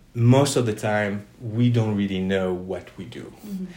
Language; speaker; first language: English; non-native, fluent; French